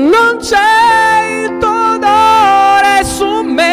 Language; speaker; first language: Italian; native; Italian